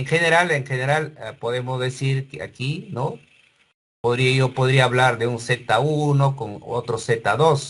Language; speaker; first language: Spanish; native; Spanish